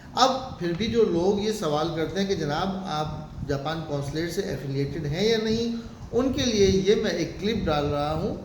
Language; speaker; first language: Urdu; native; Urdu